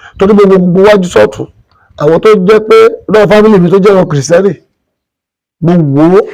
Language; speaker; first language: Yoruba; non-native, local second language; Igbo